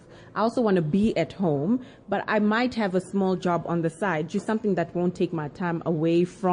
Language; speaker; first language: English; non-native, local second language; Nyanja